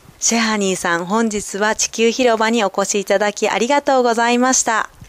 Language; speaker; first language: Japanese; native; Japanese